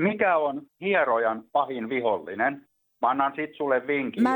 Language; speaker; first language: Finnish; native; Finnish